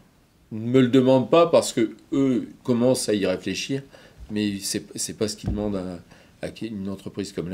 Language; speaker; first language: French; native; French